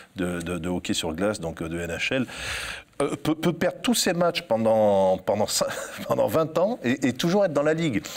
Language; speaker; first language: French; native; French